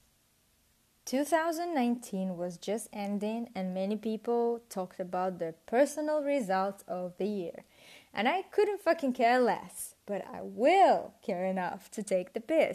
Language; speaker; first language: English; non-native, fluent; Russian